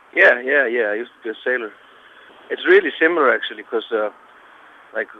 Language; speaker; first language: English; non-native, fluent; Icelandic